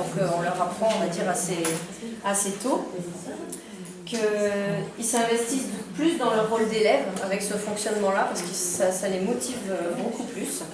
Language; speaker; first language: French; native; French